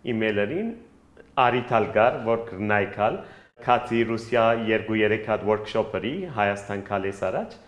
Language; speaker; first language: Armenian; early bilingual, heritage; Armenian